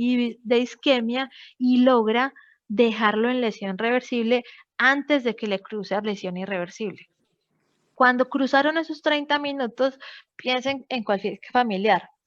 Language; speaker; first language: Spanish; native; Spanish